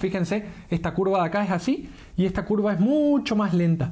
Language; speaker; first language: Spanish; native; Spanish